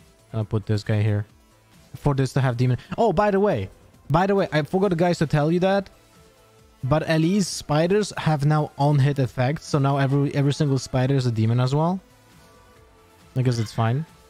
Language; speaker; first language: English; non-native, fluent; Polish